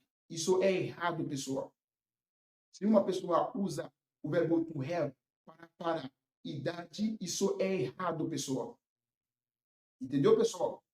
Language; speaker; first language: Portuguese; non-native, fluent; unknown